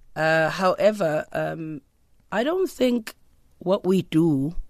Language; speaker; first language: English; non-native, local second language; Zulu